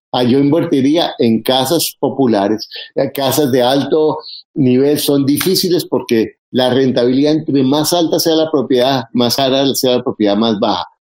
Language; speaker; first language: Spanish; native; Spanish